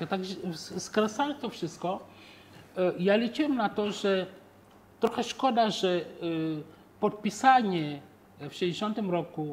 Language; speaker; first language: Polish; non-native, fluent; Wolof